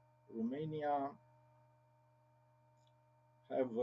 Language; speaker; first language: English; non-native, learner; Romanian